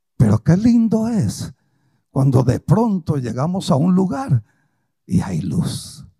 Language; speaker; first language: Spanish; early bilingual, other home language; Portuguese